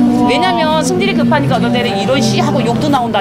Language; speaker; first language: Korean; native; Korean